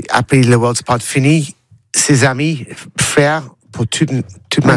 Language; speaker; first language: French; non-native, learner; English